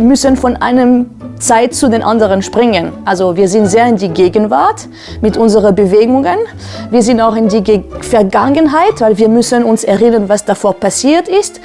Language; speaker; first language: German; non-native, fluent; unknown